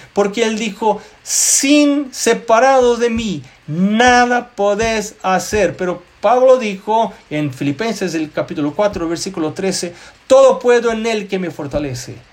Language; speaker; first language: Spanish; non-native, fluent; Portuguese